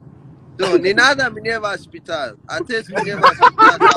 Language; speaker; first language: Russian; non-native, learner; Persian